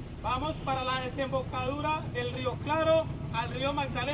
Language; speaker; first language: Spanish; native; Spanish